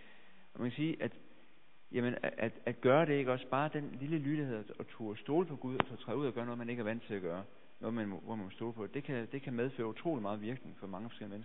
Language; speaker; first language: Danish; native; Danish